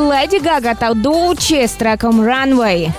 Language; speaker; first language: Ukrainian; native; Ukrainian